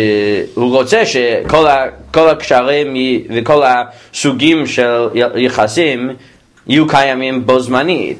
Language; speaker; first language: Hebrew; non-native, fluent; English